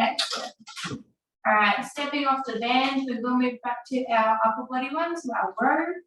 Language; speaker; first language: English; native; English